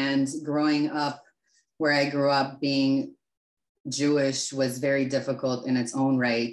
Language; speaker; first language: English; non-native, fluent; Russian